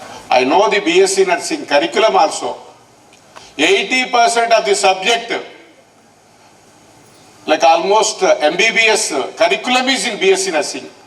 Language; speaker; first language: English; non-native, local second language; Telugu